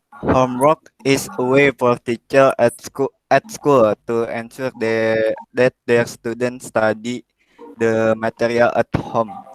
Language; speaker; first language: English; non-native, learner; Indonesian